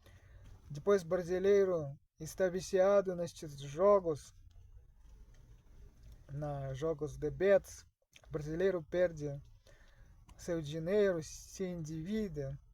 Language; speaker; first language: Portuguese; non-native, learner; Russian